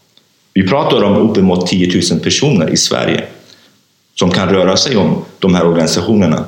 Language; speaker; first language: Swedish; non-native, fluent; Kurdish